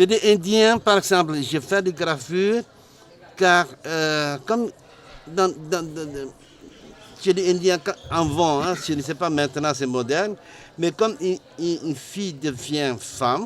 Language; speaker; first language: French; non-native, learner; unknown